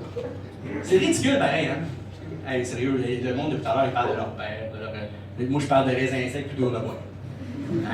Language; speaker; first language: French; native; French